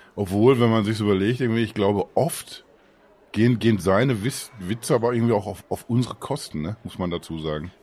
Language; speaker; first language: German; native; German